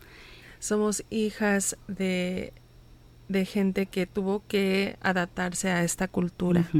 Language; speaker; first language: Spanish; early bilingual, heritage; Spanish